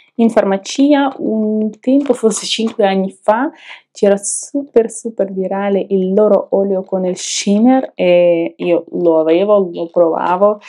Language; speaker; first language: Italian; non-native, fluent; Ukrainian